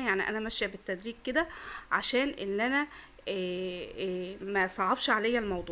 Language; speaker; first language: Arabic; native; Arabic